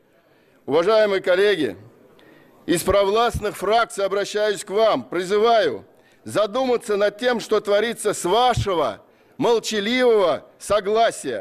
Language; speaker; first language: Russian; native; Russian